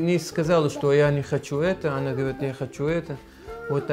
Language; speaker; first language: Russian; non-native, learner; Arabic